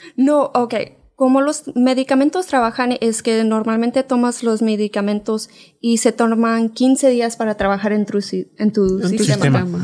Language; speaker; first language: Spanish; early bilingual, heritage; Spanish